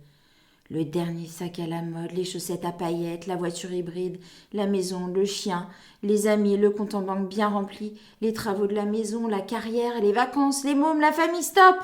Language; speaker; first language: French; native; French